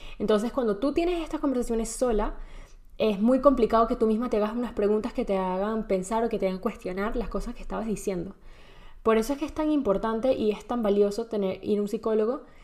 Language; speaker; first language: Spanish; native; Spanish